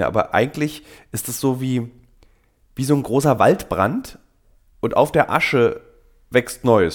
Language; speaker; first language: German; native; German